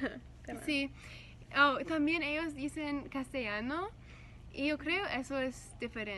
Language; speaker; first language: Spanish; non-native, learner; English